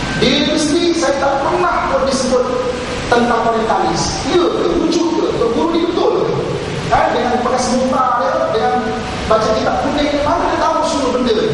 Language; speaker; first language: Malay; native; Malay